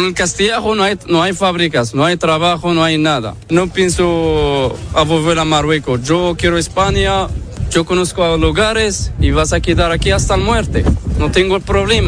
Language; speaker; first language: Spanish; non-native, learner; Arabic